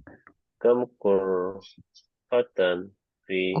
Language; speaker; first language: Arabic; non-native, learner; Indonesian